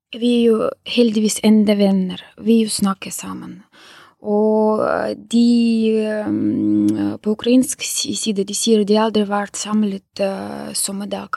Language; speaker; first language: Norwegian; non-native, fluent; Russian